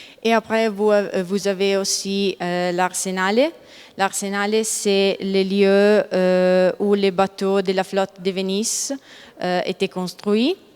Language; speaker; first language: French; non-native, learner; Italian